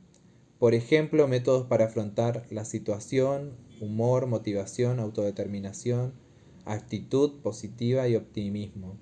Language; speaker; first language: Spanish; native; Spanish